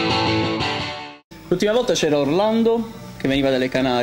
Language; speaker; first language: Italian; native; Italian